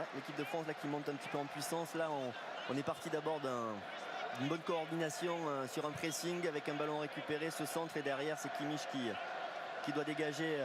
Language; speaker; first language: French; native; French